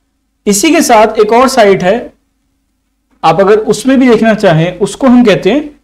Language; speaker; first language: Hindi; native; Hindi